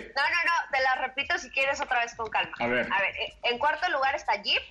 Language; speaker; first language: Spanish; native; Spanish